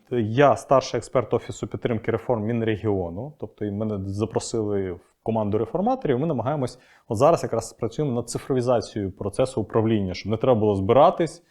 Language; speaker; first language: Ukrainian; non-native, local second language; Russian